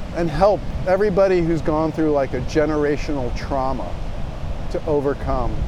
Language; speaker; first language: English; native; English